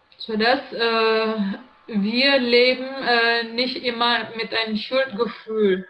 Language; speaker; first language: German; non-native, learner; Indonesian